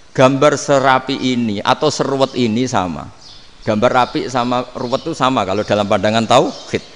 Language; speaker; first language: Indonesian; non-native, local second language; Javanese